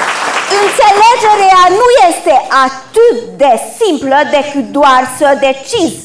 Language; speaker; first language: Romanian; non-native, local second language; Hungarian